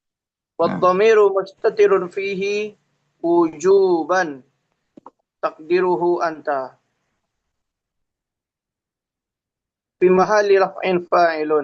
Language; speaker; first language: Arabic; non-native, learner; Indonesian